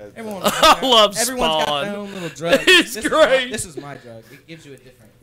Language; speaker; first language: English; native; English